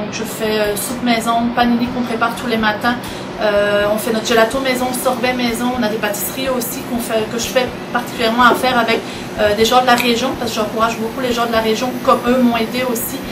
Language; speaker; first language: French; native; French